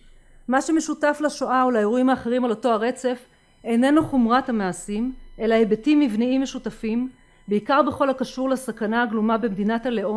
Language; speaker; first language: Hebrew; native; Hebrew